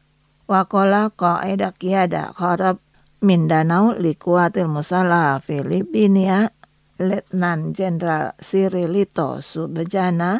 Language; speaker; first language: Arabic; non-native, fluent; Indonesian